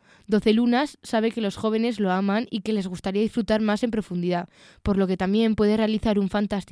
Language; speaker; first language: Spanish; native; Spanish